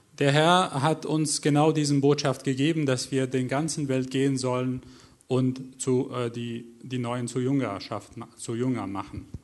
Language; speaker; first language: German; non-native, fluent; Arabic